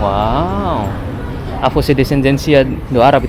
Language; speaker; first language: Portuguese; non-native, learner; Indonesian